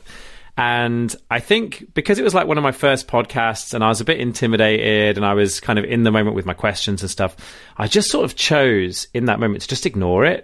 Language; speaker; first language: English; native; English